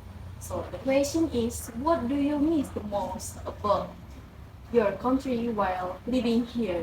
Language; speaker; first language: English; non-native, learner; Indonesian